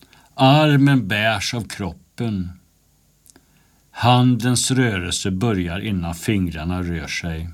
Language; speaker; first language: Swedish; native; Swedish